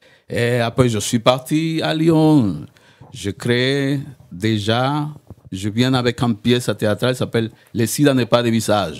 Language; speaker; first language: French; non-native, learner; Spanish